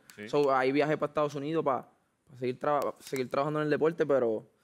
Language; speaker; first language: Spanish; native; Spanish